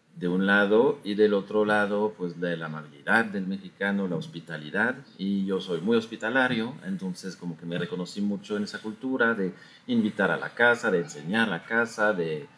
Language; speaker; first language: Spanish; non-native, fluent; French